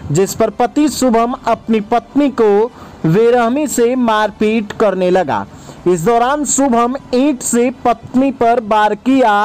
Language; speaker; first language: Hindi; native; Hindi